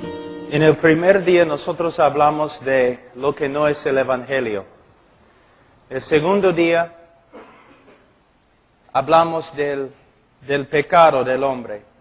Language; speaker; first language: Spanish; non-native, fluent; English